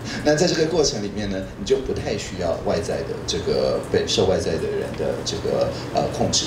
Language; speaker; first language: Chinese; native; Chinese